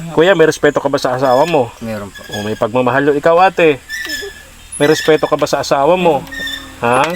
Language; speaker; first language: Filipino; native; Filipino